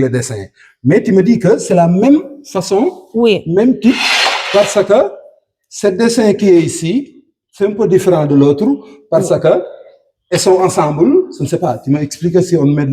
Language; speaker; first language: French; non-native, local second language; Wolof